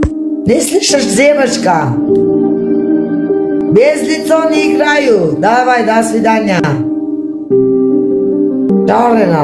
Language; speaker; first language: Russian; non-native, learner; Armenian